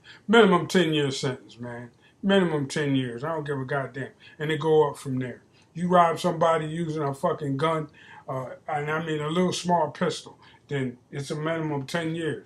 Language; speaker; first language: English; native; English